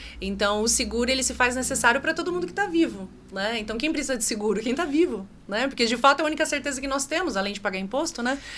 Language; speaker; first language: Portuguese; native; Portuguese